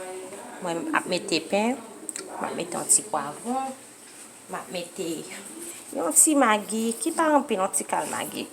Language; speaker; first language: French; non-native, local second language; Haitian Creole